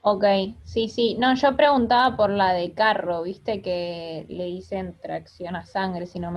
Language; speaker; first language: Spanish; native; Spanish